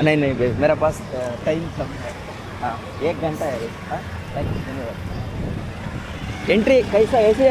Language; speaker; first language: Hindi; non-native, learner; Kannada